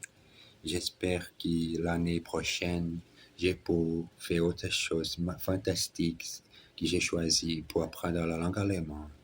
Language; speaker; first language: French; non-native, learner; Portuguese